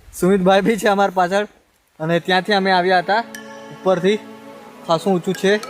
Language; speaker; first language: Gujarati; non-native, local second language; Bhili